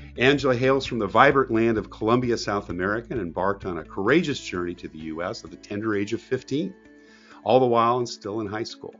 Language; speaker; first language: English; native; English